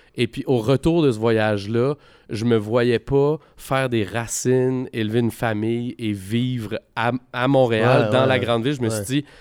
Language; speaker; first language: French; native; French